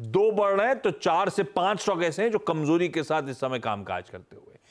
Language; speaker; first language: Hindi; native; Hindi